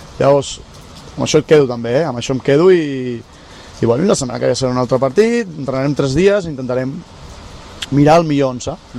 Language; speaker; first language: Catalan; non-native, local second language; Spanish